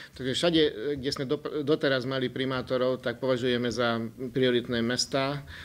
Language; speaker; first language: Slovak; non-native, local second language; Hungarian